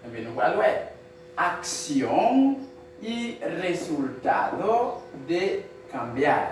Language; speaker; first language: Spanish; non-native, fluent; Haitian Creole